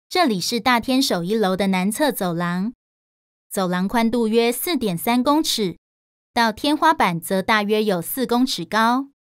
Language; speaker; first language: Chinese; native; Chinese